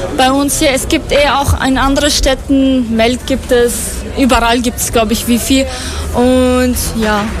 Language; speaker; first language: German; non-native, fluent; Persian